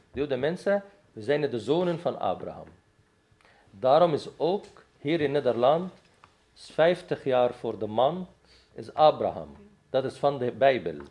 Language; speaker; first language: Dutch; non-native, fluent; Arabic